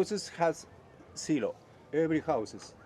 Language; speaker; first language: English; non-native, fluent; Spanish